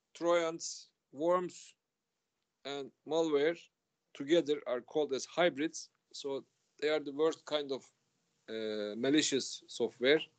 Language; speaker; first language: English; non-native, fluent; Turkish